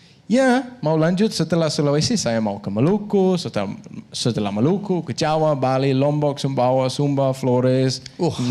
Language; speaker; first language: Indonesian; non-native, learner; Danish